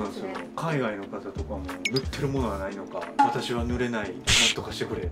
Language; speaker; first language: Japanese; native; Japanese